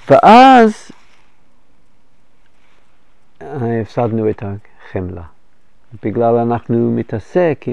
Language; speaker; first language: Hebrew; non-native, fluent; English